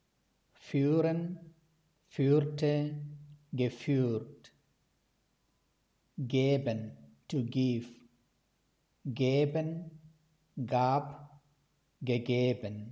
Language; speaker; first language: German; non-native, fluent; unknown